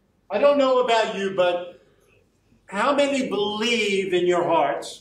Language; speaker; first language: English; native; English